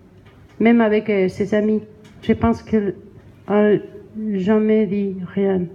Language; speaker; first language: French; non-native, learner; Spanish